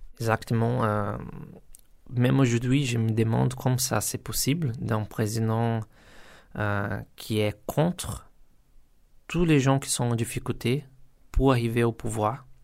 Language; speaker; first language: French; non-native, learner; Portuguese